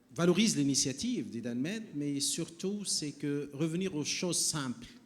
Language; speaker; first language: French; non-native, local second language; Arabic